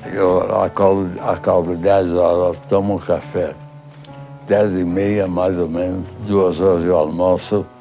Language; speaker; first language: Portuguese; early bilingual, other home language; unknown